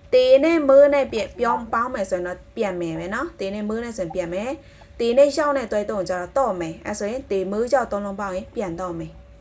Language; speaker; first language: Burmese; non-native, local second language; Shan